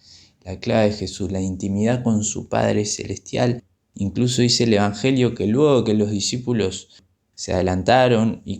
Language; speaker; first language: Spanish; native; Spanish